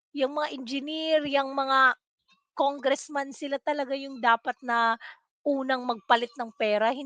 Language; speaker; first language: Filipino; non-native, local second language; Cebuano